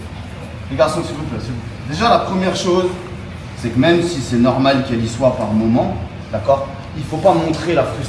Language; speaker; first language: French; native; French